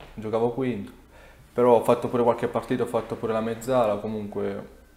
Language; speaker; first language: Italian; early bilingual, other home language; Serbian